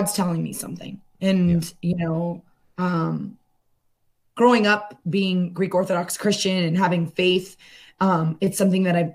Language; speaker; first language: English; native; English